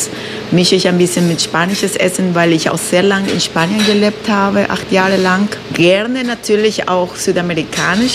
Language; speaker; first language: German; non-native, fluent; Spanish